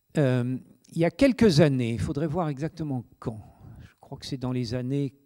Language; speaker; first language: French; native; French